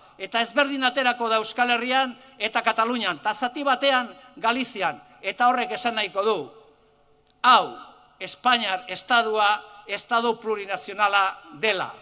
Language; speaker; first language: Basque; native; Basque